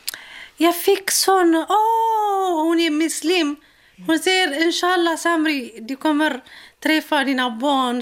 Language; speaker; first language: Swedish; non-native, learner; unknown